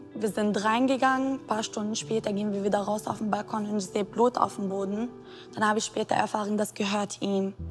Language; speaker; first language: German; non-native, fluent; Arabic